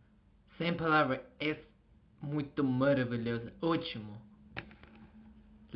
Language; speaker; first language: Portuguese; non-native, learner; Azerbaijani